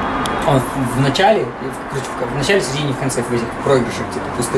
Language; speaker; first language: Russian; native; Russian